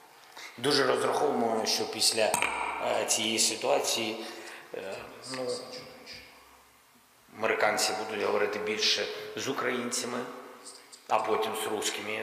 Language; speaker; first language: Ukrainian; non-native, local second language; Russian